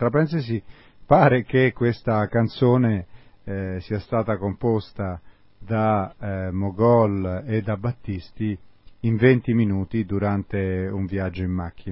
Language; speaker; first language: Italian; native; Italian